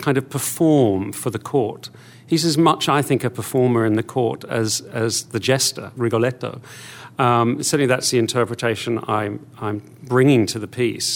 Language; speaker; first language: English; native; English